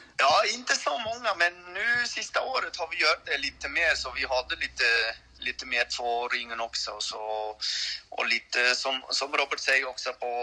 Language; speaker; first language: Swedish; non-native, learner; French